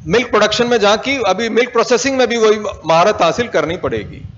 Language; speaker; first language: Hindi; native; Hindi